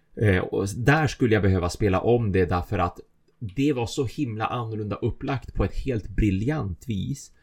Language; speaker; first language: Swedish; native; Swedish